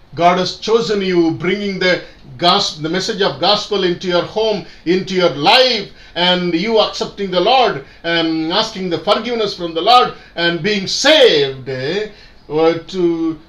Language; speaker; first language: English; non-native, local second language; Tamil